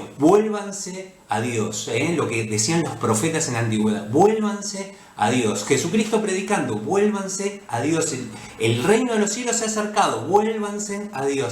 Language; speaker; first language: Spanish; native; Spanish